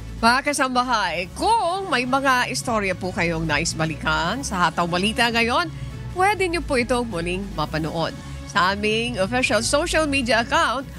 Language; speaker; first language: Filipino; native; Filipino